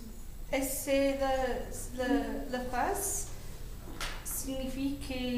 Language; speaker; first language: French; non-native, learner; English